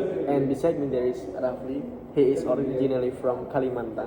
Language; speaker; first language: English; non-native, learner; Indonesian